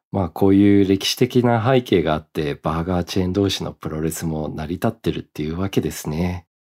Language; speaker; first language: Japanese; early bilingual, heritage; Japanese